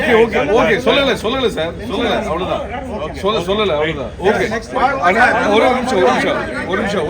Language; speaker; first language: Tamil; native; Tamil